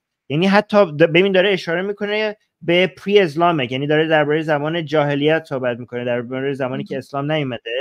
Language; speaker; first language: Persian; native; Persian